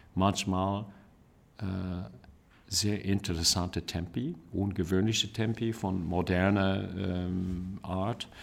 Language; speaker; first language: German; non-native, learner; English